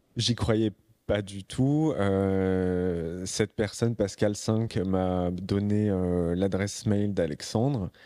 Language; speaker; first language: French; native; French